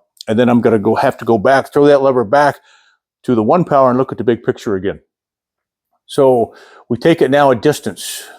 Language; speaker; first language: English; native; English